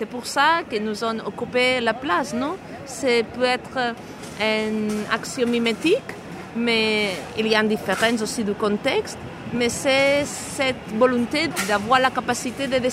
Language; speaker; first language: French; non-native, fluent; Spanish